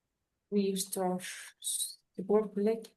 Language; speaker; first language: English; non-native, learner; Vietnamese